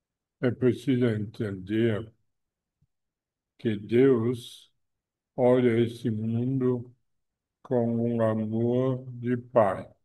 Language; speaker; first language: Portuguese; non-native, fluent; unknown